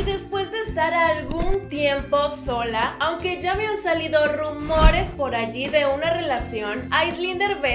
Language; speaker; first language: Spanish; native; Spanish